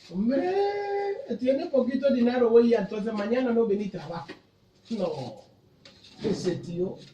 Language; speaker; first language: Spanish; non-native, learner; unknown